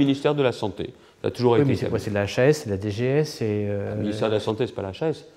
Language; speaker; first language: French; native; French